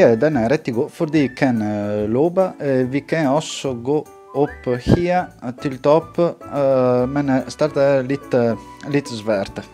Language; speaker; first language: Danish; non-native, learner; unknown